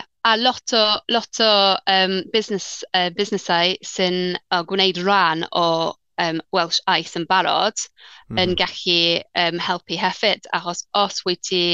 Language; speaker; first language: Welsh; non-native, learner; English